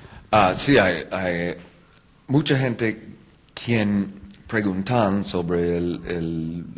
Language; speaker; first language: Spanish; non-native, fluent; English